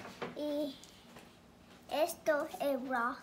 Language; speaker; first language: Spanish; early bilingual, heritage; Spanish